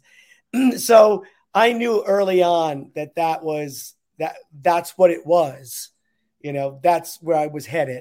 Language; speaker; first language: English; native; English